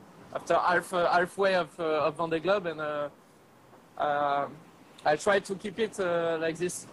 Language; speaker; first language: English; non-native, learner; French